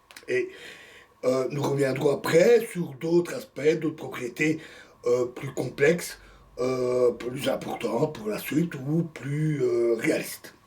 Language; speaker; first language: French; native; French